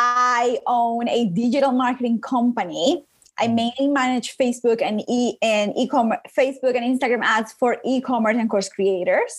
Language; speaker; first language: English; non-native, fluent; Spanish